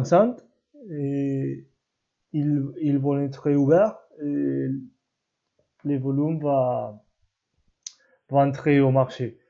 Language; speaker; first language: French; non-native, learner; Spanish